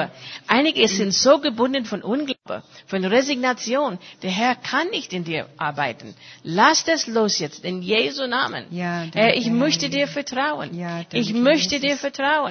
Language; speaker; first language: German; non-native, fluent; English